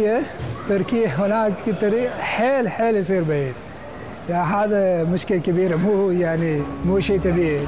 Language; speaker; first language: Arabic; non-native, learner; Persian